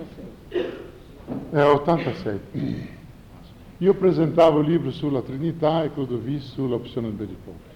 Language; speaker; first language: Italian; non-native, fluent; Portuguese